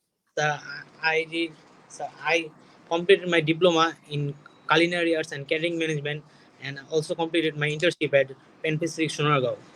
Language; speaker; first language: English; non-native, learner; Bangla